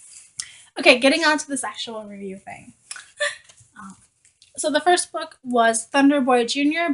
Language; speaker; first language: English; native; English